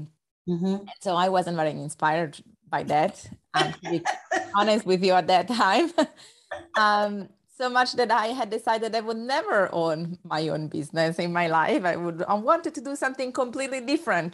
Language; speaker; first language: English; non-native, fluent; Italian